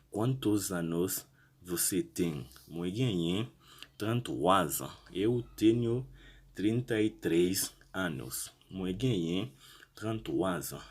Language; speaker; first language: Portuguese; non-native, learner; Haitian Creole